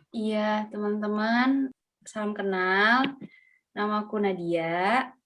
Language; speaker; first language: Indonesian; native; Indonesian